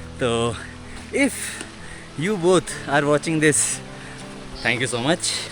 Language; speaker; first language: Hindi; native; Hindi